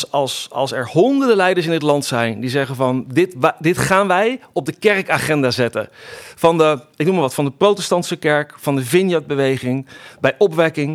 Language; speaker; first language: Dutch; native; Dutch